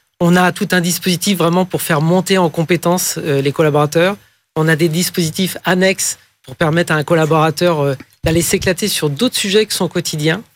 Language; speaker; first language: French; native; French